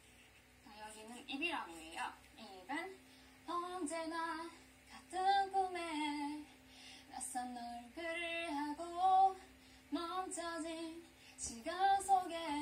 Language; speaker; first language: Korean; non-native, learner; Japanese